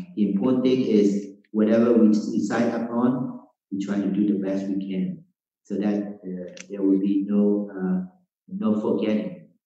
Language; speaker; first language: English; non-native, fluent; Vietnamese